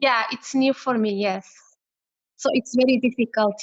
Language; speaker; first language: English; non-native, learner; Arabic